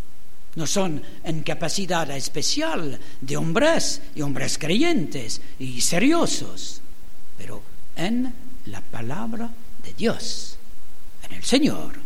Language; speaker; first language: Spanish; non-native, learner; German